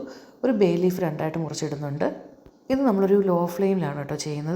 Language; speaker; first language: Malayalam; native; Malayalam